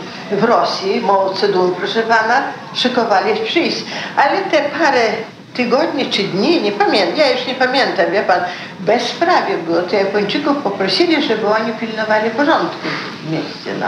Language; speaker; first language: Polish; early bilingual, heritage; Polish